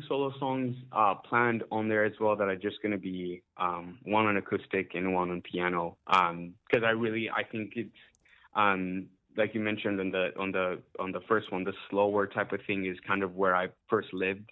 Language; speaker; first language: English; non-native, local second language; Ganda